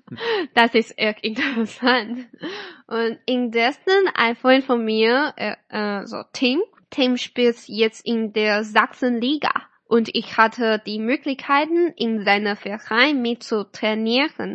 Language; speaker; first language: German; non-native, fluent; Chinese